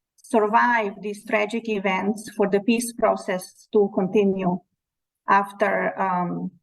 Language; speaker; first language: English; non-native, fluent; Slovenian